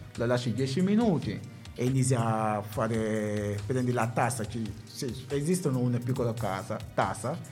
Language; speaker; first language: Italian; non-native, learner; Wolof